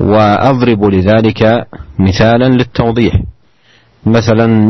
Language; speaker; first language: Arabic; native; Arabic